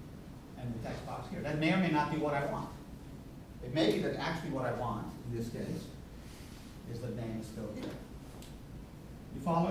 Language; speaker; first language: English; non-native, fluent; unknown